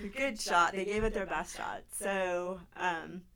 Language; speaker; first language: English; native; English